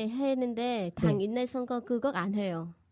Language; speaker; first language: Korean; non-native, learner; Vietnamese